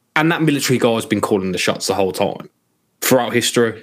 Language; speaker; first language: English; native; English